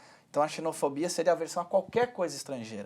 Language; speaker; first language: Portuguese; native; Portuguese